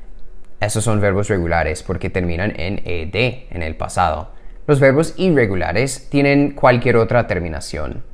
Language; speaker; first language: Spanish; non-native, fluent; English